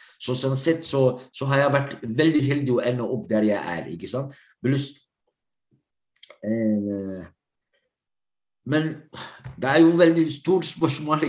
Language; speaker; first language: Norwegian; non-native, fluent; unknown